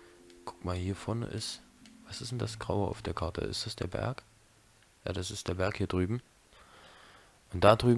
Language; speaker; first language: German; native; German